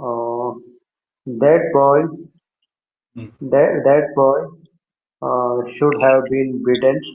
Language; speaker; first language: English; non-native, learner; Hindi